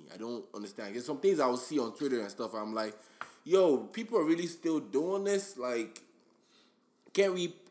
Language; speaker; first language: English; non-native, local second language; Yoruba